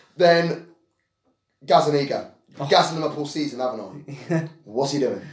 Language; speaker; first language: English; native; English